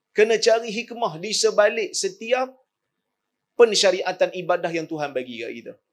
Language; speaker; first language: Malay; native; Malay